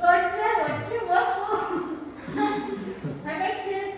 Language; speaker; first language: Chinese; non-native, fluent; Vietnamese